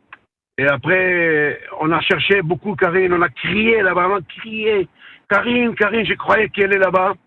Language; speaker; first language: French; non-native, learner; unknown